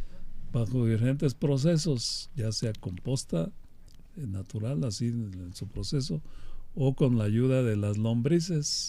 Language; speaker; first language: Spanish; native; Spanish